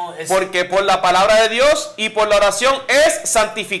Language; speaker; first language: Spanish; native; Spanish